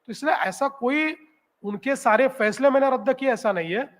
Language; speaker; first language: Hindi; non-native, local second language; Marathi